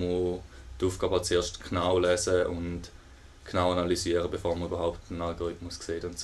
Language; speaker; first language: German; native; German